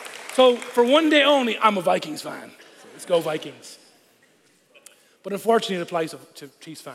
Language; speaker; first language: English; non-native, local second language; Irish